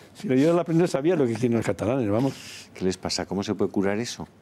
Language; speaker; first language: Spanish; native; Spanish